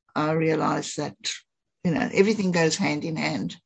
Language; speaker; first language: English; native; English